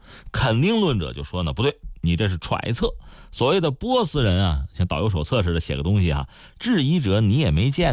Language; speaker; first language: Chinese; native; Chinese